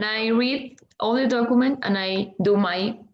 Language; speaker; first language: English; non-native, learner; Spanish